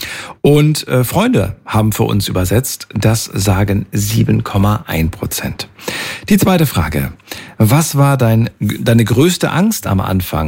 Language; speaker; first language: German; native; German